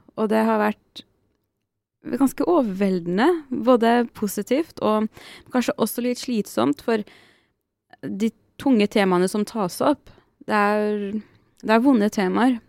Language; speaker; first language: Norwegian; early bilingual, other home language; Arabic